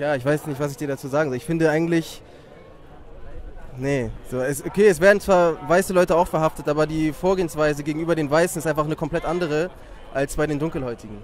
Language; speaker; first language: German; native; German